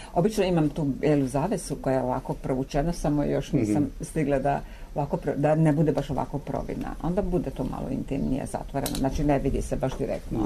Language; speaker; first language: Serbian; non-native, local second language; Hungarian